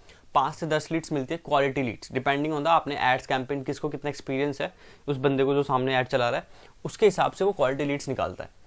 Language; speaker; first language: Hindi; native; Hindi